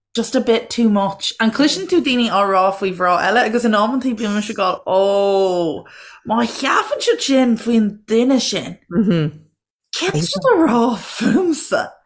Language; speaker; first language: Irish; native; Irish